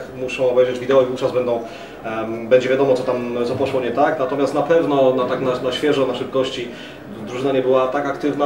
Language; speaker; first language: Polish; native; Polish